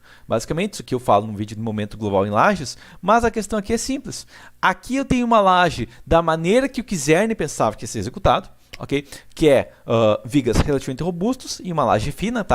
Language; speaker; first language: Portuguese; native; Portuguese